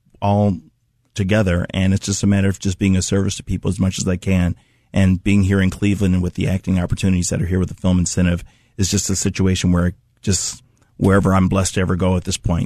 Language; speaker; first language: English; native; English